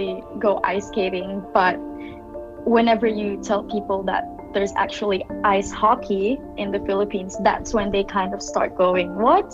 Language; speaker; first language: English; non-native, local second language; Filipino